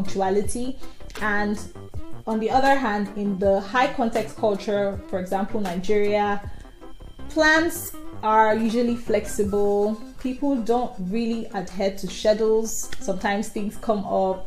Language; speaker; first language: English; non-native, local second language; Yoruba